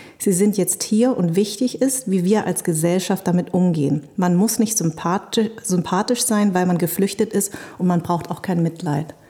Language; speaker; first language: German; native; German